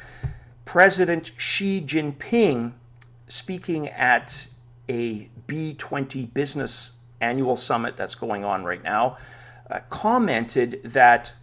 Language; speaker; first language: English; native; English